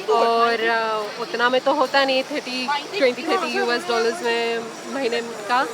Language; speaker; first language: Hindi; native; Hindi